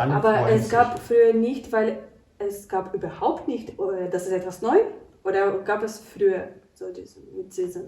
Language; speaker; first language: German; non-native, learner; Ukrainian